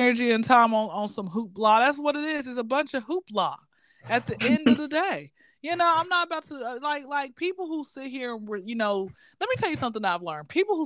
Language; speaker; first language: English; native; English